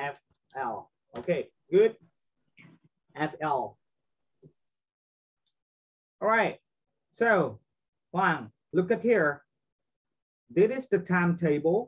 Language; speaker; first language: English; non-native, fluent; Vietnamese